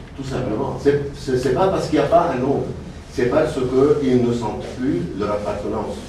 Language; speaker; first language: French; non-native, local second language; Arabic